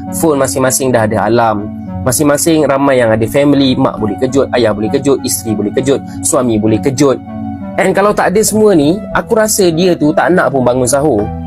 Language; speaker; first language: Malay; native; Malay